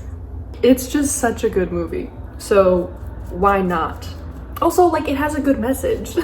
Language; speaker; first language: English; native; English